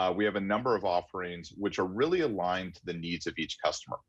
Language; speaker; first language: English; native; English